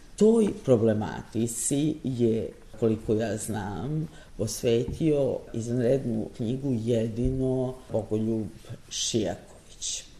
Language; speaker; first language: Serbian; native; Serbian